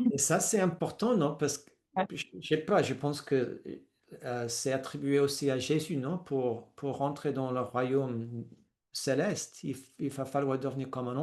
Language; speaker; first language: French; non-native, fluent; English